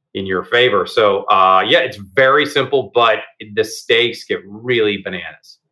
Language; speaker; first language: English; native; English